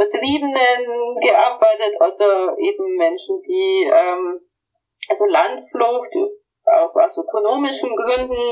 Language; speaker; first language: German; native; German